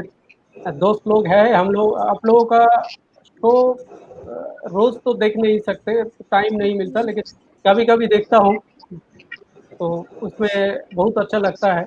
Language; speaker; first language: Hindi; non-native, local second language; Bangla